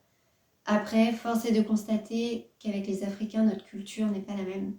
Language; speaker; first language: French; native; French